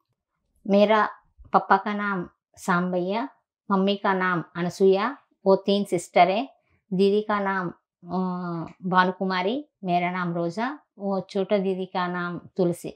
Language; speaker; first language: Hindi; non-native, local second language; Telugu